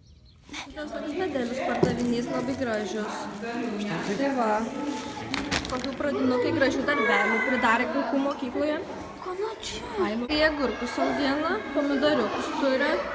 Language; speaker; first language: Lithuanian; native; Lithuanian